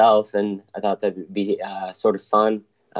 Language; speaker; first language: English; native; English